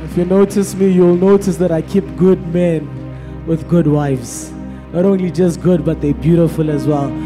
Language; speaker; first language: English; non-native, local second language; Zulu